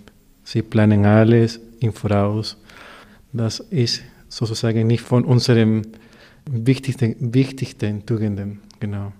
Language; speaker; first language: German; non-native, fluent; Spanish